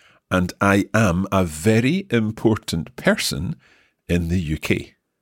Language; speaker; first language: English; native; English